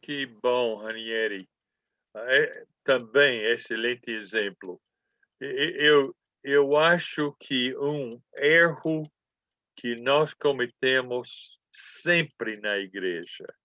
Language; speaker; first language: Portuguese; non-native, fluent; English